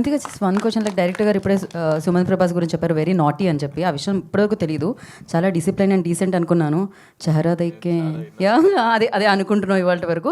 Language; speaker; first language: Telugu; native; Telugu